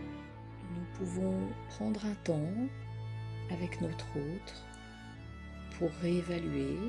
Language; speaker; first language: French; native; French